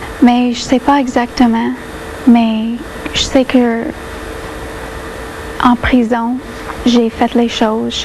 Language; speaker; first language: French; non-native, local second language; English